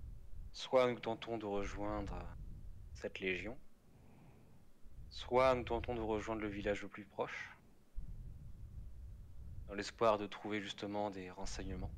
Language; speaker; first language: French; native; French